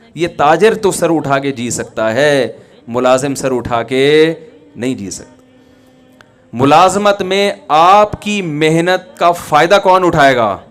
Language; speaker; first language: Urdu; native; Urdu